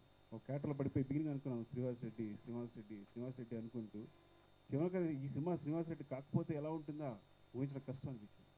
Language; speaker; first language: Telugu; native; Telugu